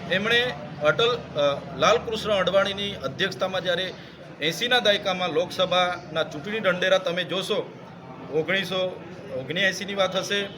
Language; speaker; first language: Gujarati; non-native, local second language; Vasavi